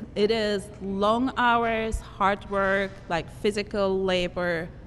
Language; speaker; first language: English; non-native, fluent; Turkish